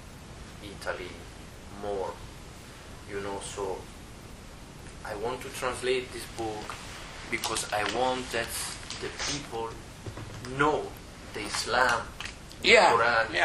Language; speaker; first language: English; non-native, learner; Italian